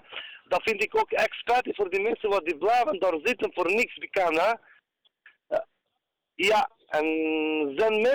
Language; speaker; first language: Dutch; non-native, learner; Turkish